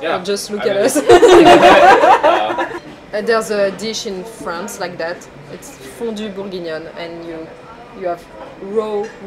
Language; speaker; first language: English; non-native, learner; French